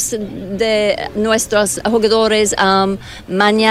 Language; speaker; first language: Spanish; non-native, learner; English